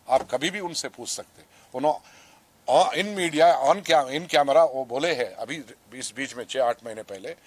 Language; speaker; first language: Hindi; non-native, local second language; Telugu